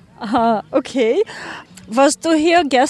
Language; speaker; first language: German; non-native, learner; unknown